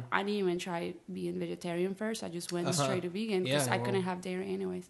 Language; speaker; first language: English; non-native, fluent; Spanish